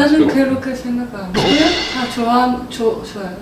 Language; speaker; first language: Korean; non-native, learner; Japanese